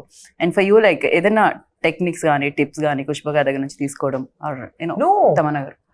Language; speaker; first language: Telugu; native; Telugu